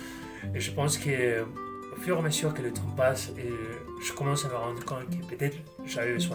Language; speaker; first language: French; non-native, fluent; Spanish